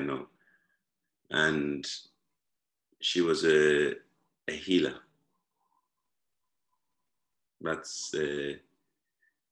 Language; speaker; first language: English; non-native, local second language; Shona